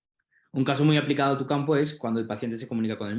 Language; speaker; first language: Spanish; native; Spanish